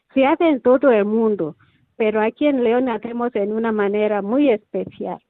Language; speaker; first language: Spanish; non-native, learner; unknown